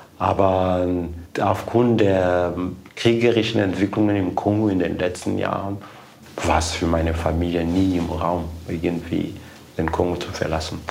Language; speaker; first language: German; non-native, fluent; Lingala